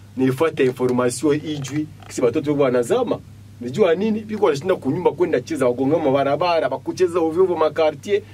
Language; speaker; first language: Swahili; native; Swahili